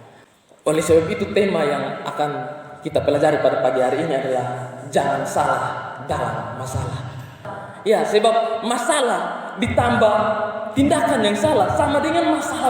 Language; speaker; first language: Indonesian; non-native, local second language; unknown